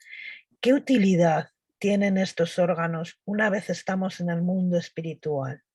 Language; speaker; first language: Spanish; native; Spanish